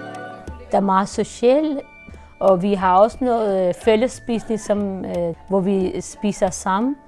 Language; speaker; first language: Danish; non-native, learner; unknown